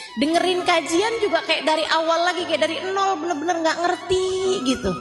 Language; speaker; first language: Indonesian; native; Indonesian